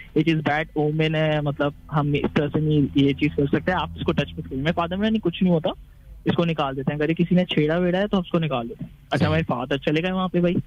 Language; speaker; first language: Urdu; native; Urdu